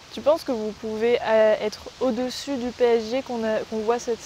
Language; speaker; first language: French; native; French